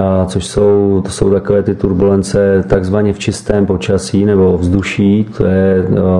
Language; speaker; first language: Czech; native; Czech